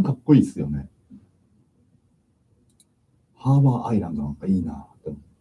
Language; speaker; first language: Japanese; native; Japanese